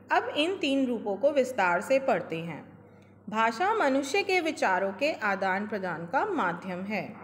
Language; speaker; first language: Hindi; native; Hindi